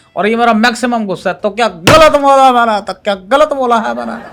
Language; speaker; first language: Urdu; non-native, local second language; Punjabi